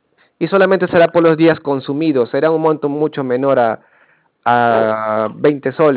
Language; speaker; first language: Spanish; native; Spanish